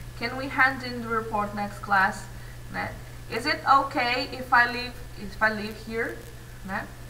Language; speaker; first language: English; non-native, fluent; Portuguese